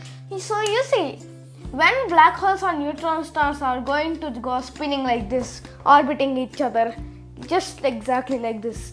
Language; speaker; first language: English; early bilingual, other home language; Telugu